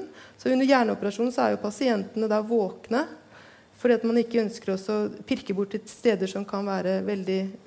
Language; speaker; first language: Norwegian; native; Norwegian